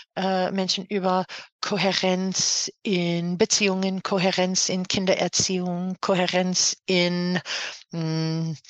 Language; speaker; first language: German; non-native, fluent; English